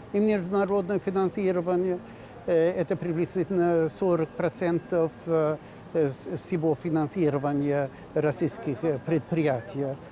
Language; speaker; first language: Russian; non-native, fluent; Swedish